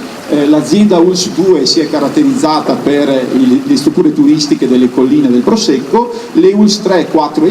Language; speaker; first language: Italian; native; Italian